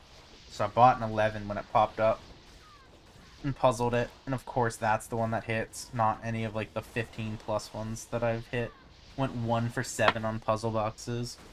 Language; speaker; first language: English; native; English